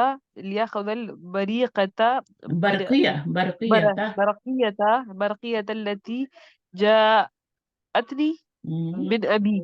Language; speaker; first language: Arabic; non-native, learner; Urdu